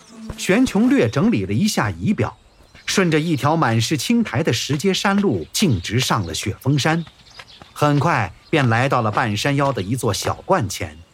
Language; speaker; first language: Chinese; native; Chinese